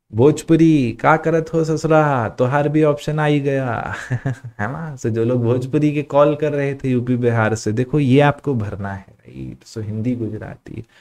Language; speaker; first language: Hindi; non-native, local second language; Sindhi